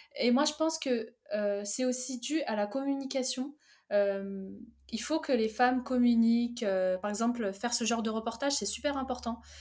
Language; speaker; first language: French; early bilingual, other home language; Arabic